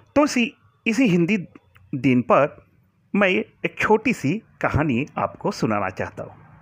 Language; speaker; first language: Hindi; non-native, local second language; Marathi